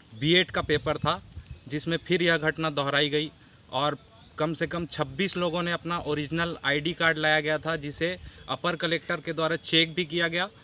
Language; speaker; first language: Hindi; native; Hindi